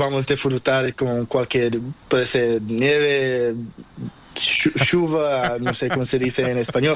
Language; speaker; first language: Spanish; non-native, learner; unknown